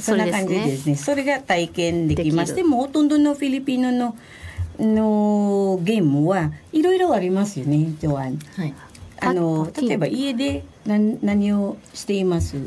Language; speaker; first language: Japanese; non-native, fluent; Filipino